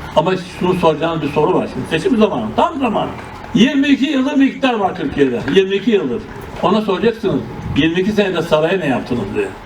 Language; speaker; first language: Turkish; native; Turkish